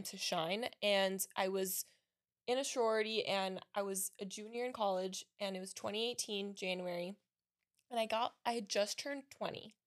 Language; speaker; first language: English; early bilingual, other home language; Spanish